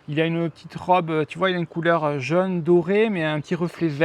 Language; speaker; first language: French; native; French